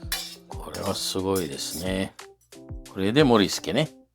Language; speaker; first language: Japanese; non-native, fluent; Italian